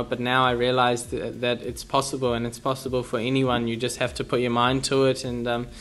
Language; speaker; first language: English; native; English